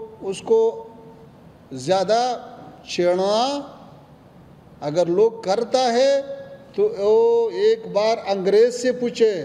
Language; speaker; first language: Hindi; non-native, learner; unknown